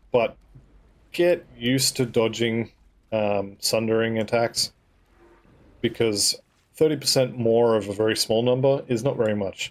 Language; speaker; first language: English; native; English